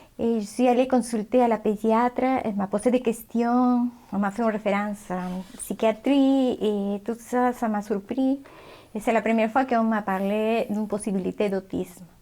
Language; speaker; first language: French; non-native, fluent; Spanish